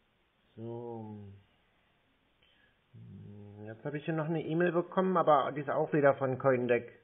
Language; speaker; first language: German; native; German